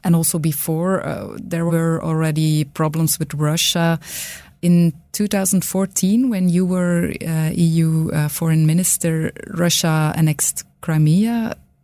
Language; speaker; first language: English; non-native, fluent; Dutch